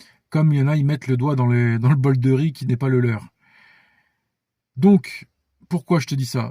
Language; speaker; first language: French; native; French